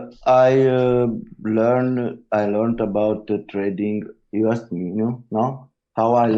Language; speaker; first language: English; non-native, learner; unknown